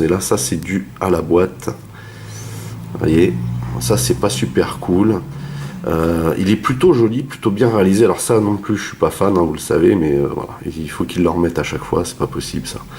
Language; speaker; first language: French; native; French